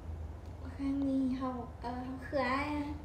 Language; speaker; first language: Chinese; non-native, learner; Vietnamese